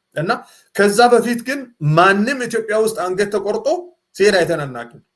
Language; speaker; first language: Amharic; non-native, local second language; Sidamo